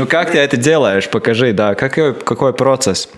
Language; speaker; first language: Russian; non-native, local second language; Latvian